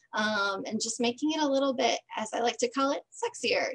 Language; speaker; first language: English; native; English